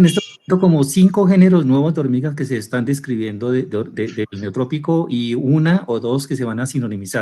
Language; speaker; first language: Spanish; native; Spanish